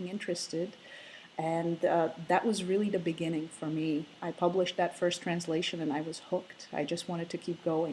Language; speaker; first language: English; non-native, fluent; Slovak